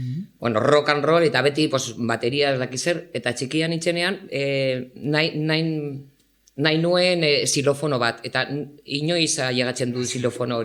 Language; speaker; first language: Basque; non-native, local second language; Spanish